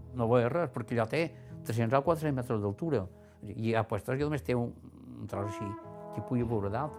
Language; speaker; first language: Catalan; native; Catalan